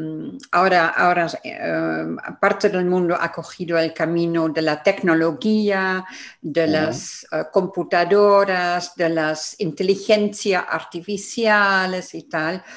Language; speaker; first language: Spanish; non-native, fluent; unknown